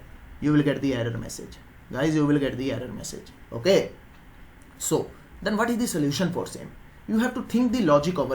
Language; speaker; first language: English; non-native, local second language; Hindi